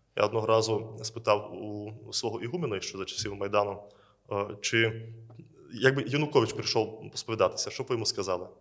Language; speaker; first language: Ukrainian; native; Ukrainian